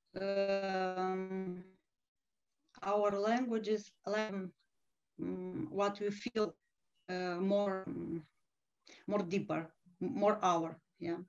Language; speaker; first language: English; non-native, learner; Romanian